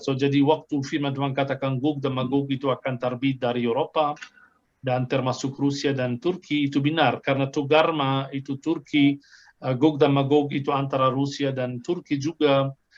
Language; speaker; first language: Indonesian; non-native, fluent; Arabic